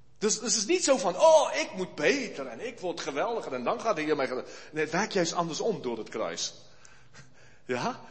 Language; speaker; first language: Dutch; early bilingual, heritage; Dutch